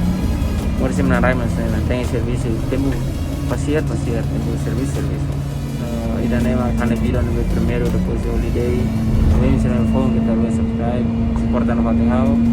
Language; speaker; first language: Portuguese; non-native, local second language; Tetum